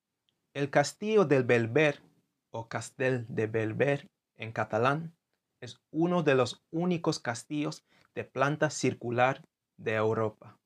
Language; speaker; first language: Spanish; non-native, fluent; English